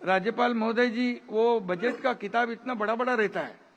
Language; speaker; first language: Hindi; non-native, local second language; Marathi